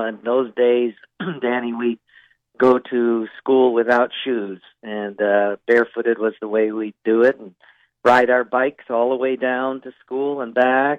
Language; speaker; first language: English; non-native, local second language; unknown